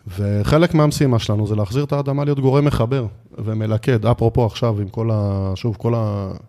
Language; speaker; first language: Hebrew; native; Hebrew